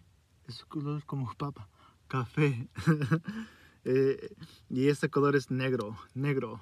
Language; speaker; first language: Spanish; early bilingual, heritage; Spanish